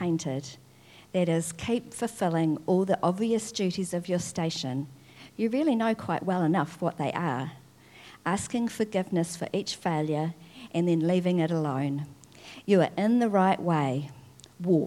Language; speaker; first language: English; native; English